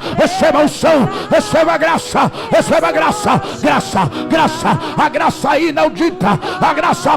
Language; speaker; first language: Portuguese; native; Portuguese